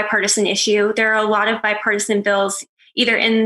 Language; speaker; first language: English; native; English